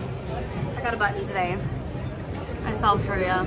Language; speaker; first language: English; native; English